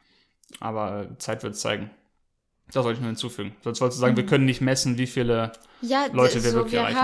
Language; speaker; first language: German; native; German